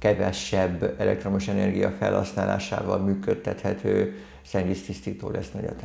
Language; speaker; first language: Hungarian; native; Hungarian